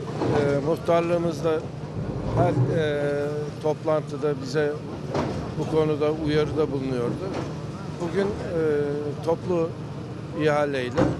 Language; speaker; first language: Turkish; native; Turkish